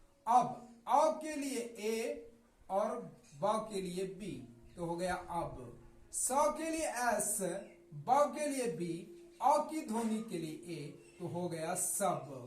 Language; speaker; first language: Hindi; native; Hindi